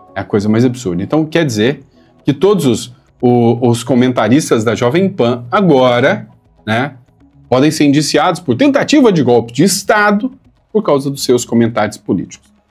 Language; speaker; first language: Portuguese; native; Portuguese